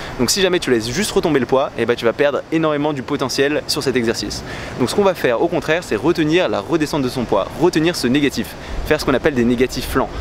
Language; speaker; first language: French; native; French